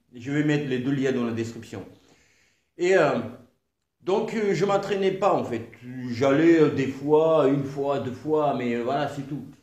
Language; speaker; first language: French; non-native, fluent; Georgian